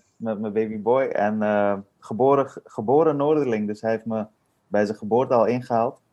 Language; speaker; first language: Dutch; early bilingual, other home language; Persian